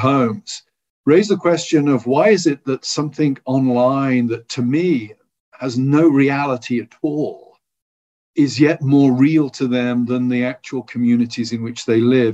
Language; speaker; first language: English; native; English